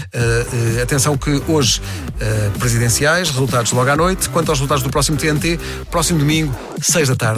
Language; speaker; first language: Portuguese; native; Portuguese